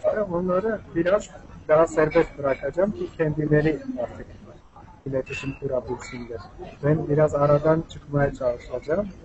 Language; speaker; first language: Turkish; non-native, fluent; Armenian